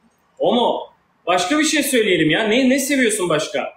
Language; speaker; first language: Turkish; native; Turkish